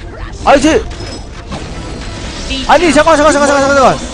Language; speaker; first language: Korean; native; Korean